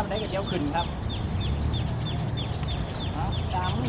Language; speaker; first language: Thai; non-native, local second language; Northeastern Thai